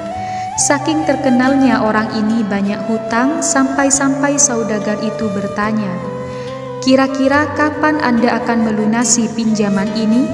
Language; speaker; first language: Indonesian; native; Indonesian